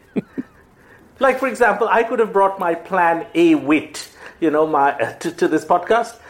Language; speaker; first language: English; non-native, local second language; Bangla